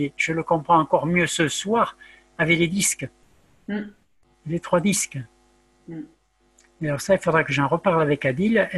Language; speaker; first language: French; native; French